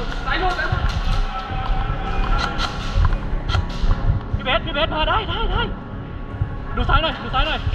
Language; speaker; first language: Thai; native; Thai